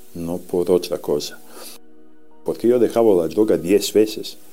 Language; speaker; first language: Spanish; non-native, fluent; Serbian